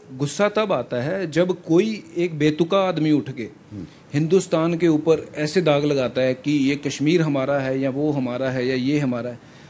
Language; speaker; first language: Hindi; non-native, local second language; Punjabi